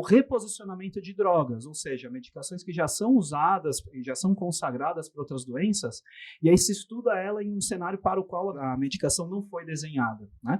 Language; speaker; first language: Portuguese; native; Portuguese